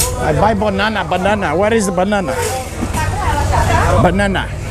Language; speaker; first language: English; non-native, learner; Portuguese